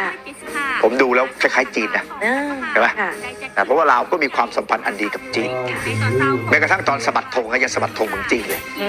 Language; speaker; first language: Thai; native; Thai